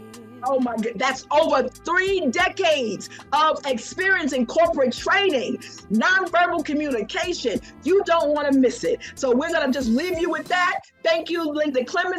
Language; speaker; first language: English; native; English